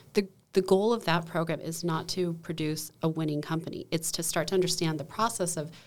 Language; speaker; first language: English; native; English